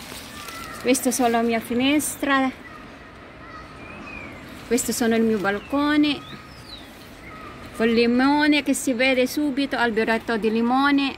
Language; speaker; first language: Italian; non-native, learner; Filipino